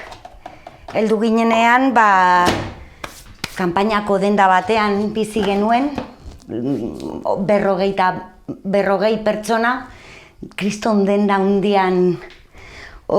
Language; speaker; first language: Basque; non-native, local second language; Spanish